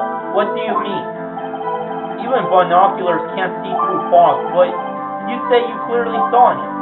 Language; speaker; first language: English; native; English